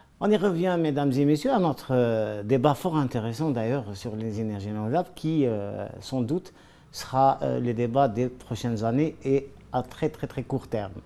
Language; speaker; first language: French; non-native, local second language; Arabic